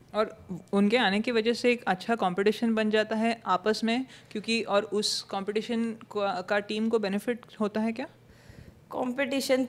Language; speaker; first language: Hindi; native; Hindi